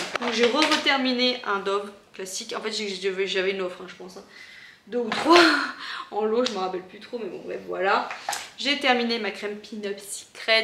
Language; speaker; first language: French; native; French